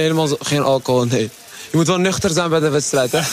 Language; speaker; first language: Dutch; native; Dutch